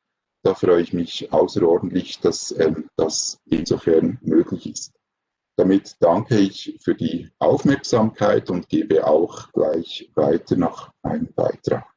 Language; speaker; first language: German; native; German